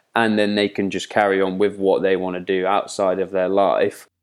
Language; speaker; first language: English; native; English